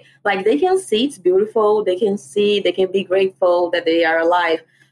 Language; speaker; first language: English; non-native, fluent; Portuguese